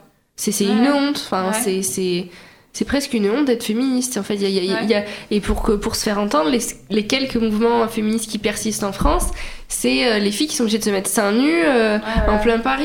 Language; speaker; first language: French; native; French